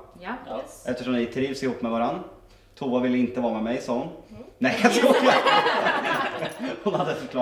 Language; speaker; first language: Swedish; native; Swedish